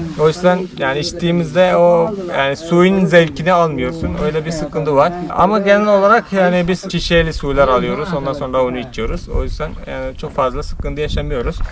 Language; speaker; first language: Turkish; non-native, fluent; Malayalam